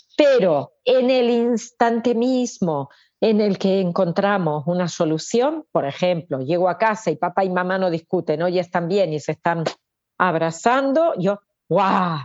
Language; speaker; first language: Spanish; native; Spanish